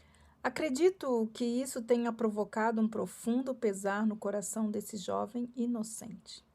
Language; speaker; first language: Portuguese; native; Portuguese